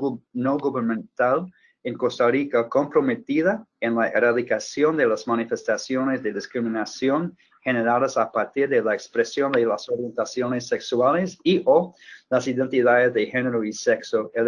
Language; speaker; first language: Spanish; non-native, fluent; English